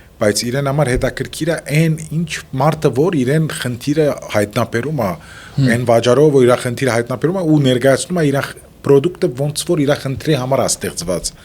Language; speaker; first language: Armenian; early bilingual, heritage; Armenian